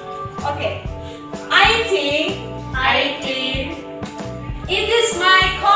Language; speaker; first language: English; non-native, learner; Indonesian